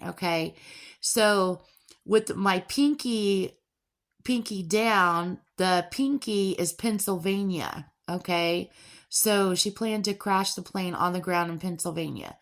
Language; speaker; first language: English; native; English